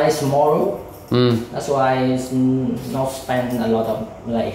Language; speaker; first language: English; non-native, learner; Vietnamese